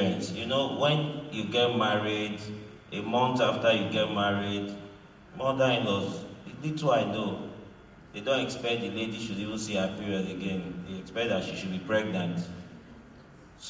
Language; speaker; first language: English; non-native, local second language; Esan